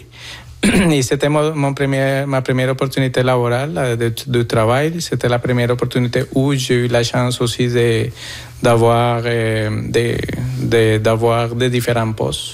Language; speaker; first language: French; non-native, fluent; Spanish